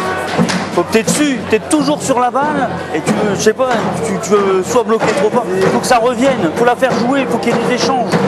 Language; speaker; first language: French; native; French